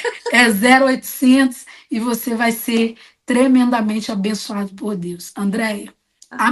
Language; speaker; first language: Portuguese; native; Portuguese